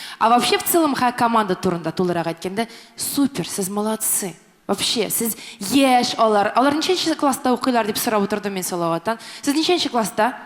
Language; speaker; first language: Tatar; early bilingual, heritage; Tatar